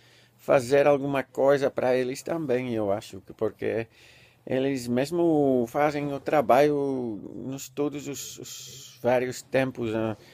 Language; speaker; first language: Portuguese; non-native, learner; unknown